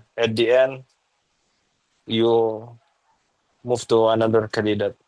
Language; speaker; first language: English; non-native, learner; Indonesian